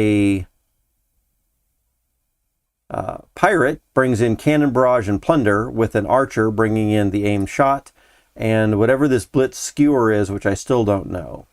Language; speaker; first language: English; native; English